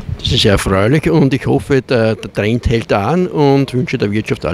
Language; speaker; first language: German; native; German